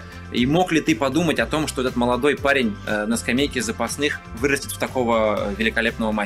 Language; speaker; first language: Russian; native; Russian